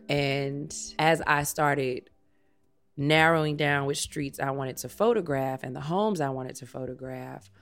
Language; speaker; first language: English; native; English